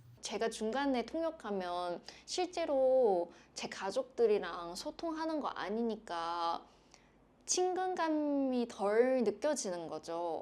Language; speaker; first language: Korean; non-native, fluent; Chinese